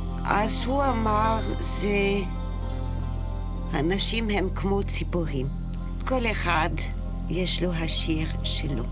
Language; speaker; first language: Hebrew; non-native, fluent; French